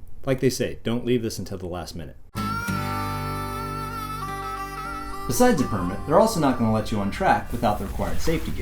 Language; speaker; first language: English; native; English